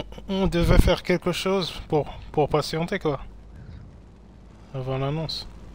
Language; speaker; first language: French; non-native, local second language; Arabic